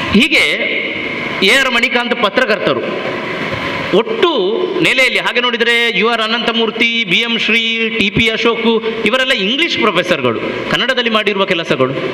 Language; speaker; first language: Kannada; non-native, local second language; Tulu